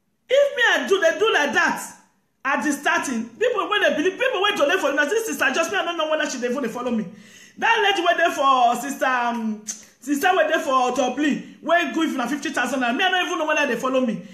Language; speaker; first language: English; non-native, local second language; Bini